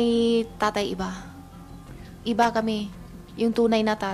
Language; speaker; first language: Filipino; non-native, learner; Chinese